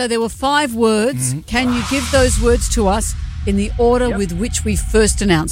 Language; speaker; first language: English; native; English